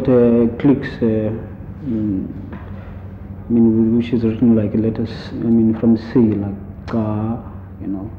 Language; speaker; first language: English; non-native, local second language; Zulu